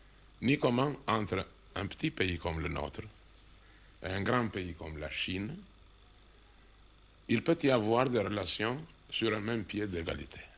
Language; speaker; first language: French; non-native, fluent; Albanian